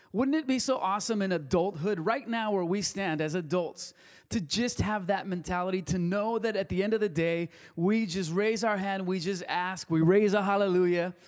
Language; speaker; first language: English; early bilingual, other home language; Spanish